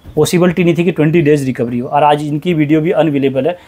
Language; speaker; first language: Hindi; native; Hindi